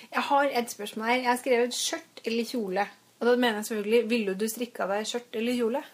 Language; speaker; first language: Norwegian; native; Norwegian